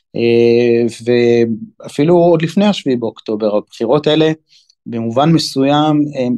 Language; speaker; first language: Hebrew; native; Hebrew